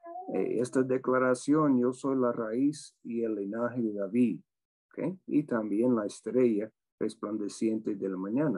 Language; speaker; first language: Spanish; non-native, fluent; English